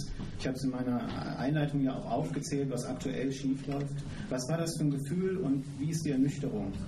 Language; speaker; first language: German; native; German